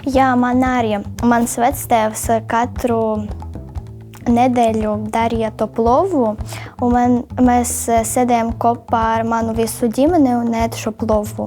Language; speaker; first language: Latvian; non-native, learner; Ukrainian